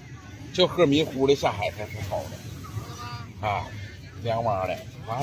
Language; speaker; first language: Chinese; native; Chinese